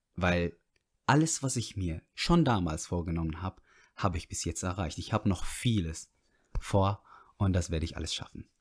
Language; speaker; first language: German; non-native, fluent; Arabic